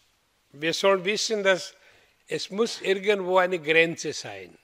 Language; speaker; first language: German; non-native, learner; Hindi